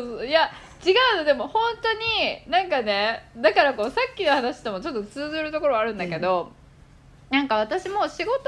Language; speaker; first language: Japanese; native; Japanese